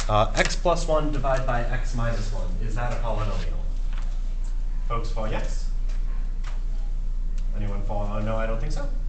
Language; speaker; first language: English; native; English